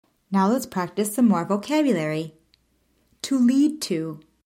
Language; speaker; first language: English; native; English